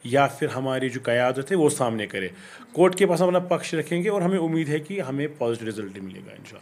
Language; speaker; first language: Hindi; non-native, local second language; Kashmiri